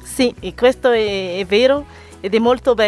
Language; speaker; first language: Italian; non-native, fluent; Malagasy